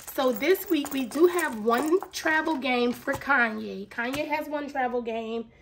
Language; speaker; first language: English; native; English